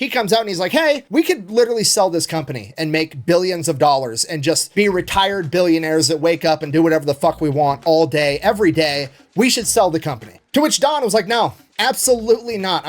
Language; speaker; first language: English; native; English